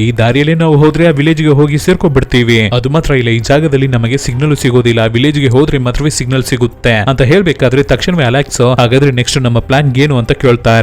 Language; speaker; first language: Kannada; native; Kannada